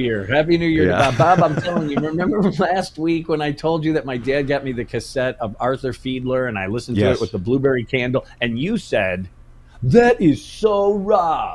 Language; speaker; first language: English; native; English